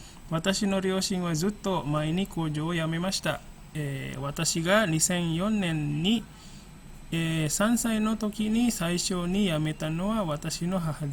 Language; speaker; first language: Japanese; non-native, fluent; Indonesian